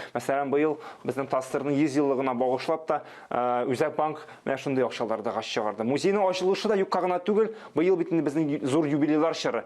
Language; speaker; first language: Tatar; native; Tatar